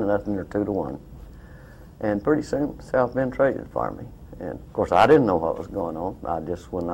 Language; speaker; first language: English; native; English